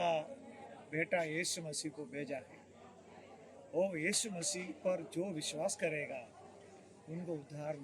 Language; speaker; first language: Hindi; non-native, local second language; Malayalam